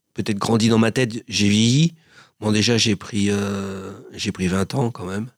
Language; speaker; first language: French; native; French